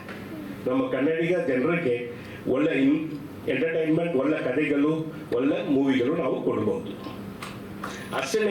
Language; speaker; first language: Kannada; non-native, learner; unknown